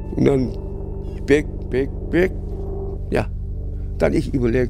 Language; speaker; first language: German; non-native, learner; Korean